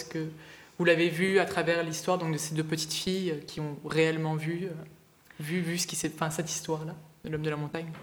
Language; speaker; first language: French; native; French